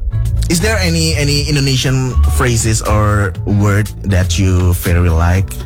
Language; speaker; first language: English; non-native, learner; Indonesian